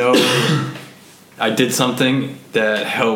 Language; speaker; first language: English; native; English